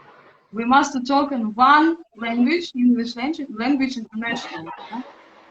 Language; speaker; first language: English; non-native, learner; Russian